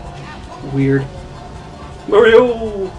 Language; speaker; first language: English; native; English